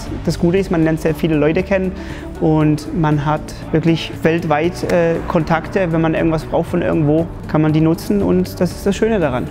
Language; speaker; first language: German; early bilingual, other home language; Polish